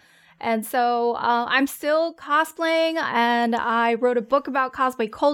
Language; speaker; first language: English; non-native, fluent; Chinese